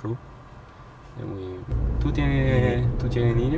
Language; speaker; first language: Spanish; non-native, learner; French